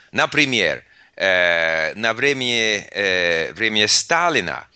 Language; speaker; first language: Russian; non-native, learner; English